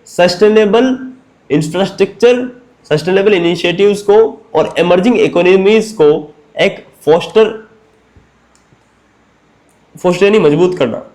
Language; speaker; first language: Hindi; native; Hindi